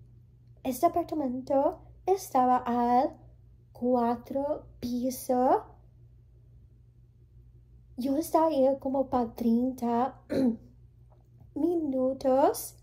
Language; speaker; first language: Spanish; early bilingual, heritage; English